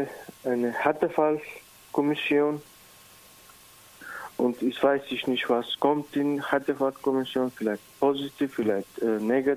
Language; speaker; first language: German; non-native, learner; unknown